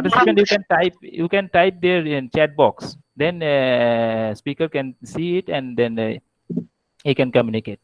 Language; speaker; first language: English; non-native, local second language; Bangla